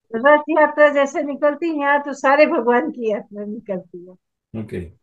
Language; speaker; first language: Hindi; native; Hindi